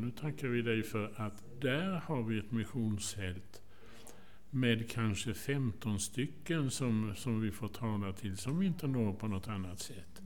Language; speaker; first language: Swedish; native; Swedish